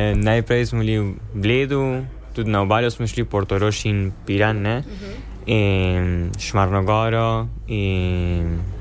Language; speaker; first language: Slovenian; early bilingual, heritage; Slovenian